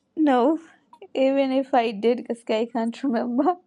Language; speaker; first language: English; non-native, local second language; Hausa